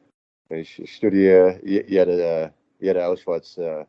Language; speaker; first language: German; non-native, learner; English